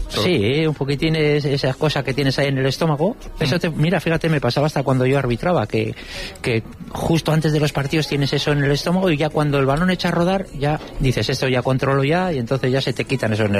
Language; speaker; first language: Spanish; native; Spanish